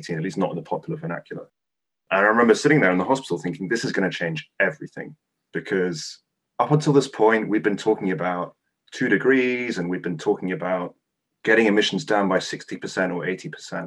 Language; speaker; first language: English; non-native, local second language; Cantonese